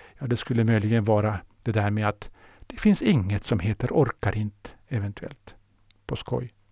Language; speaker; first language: Swedish; native; Swedish